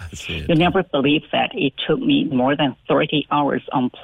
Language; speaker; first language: English; non-native, fluent; Chinese